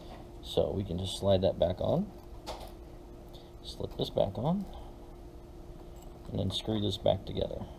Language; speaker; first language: English; native; English